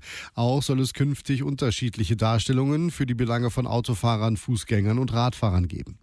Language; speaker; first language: German; native; German